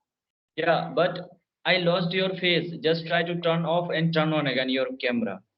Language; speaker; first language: English; non-native, fluent; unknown